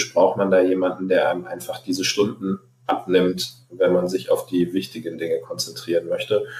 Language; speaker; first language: German; non-native, fluent; Arabic